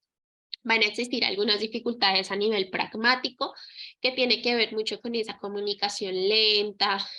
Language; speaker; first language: Spanish; native; Spanish